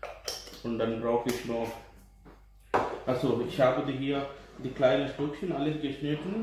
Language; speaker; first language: German; non-native, learner; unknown